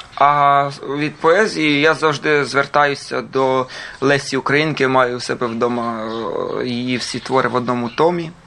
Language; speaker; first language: Ukrainian; early bilingual, heritage; Croatian